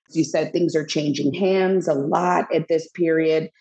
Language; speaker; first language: English; native; English